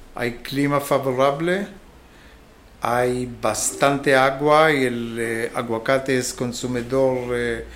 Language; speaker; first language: Spanish; non-native, fluent; Hebrew